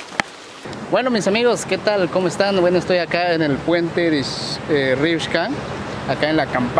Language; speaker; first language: Spanish; native; Spanish